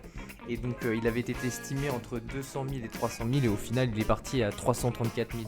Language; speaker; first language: French; native; French